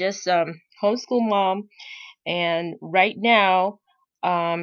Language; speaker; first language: English; non-native, local second language; Chinese